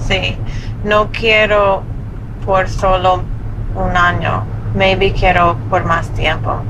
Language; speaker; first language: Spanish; non-native, learner; English